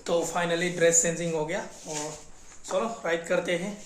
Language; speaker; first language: Hindi; non-native, local second language; Assamese